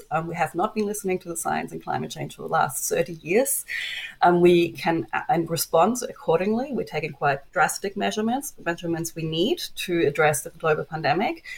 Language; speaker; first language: English; non-native, fluent; German